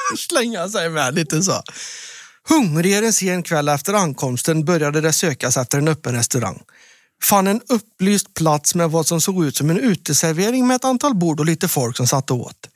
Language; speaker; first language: Swedish; native; Swedish